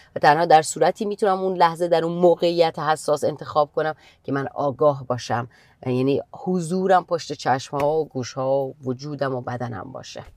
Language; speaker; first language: Persian; native; Persian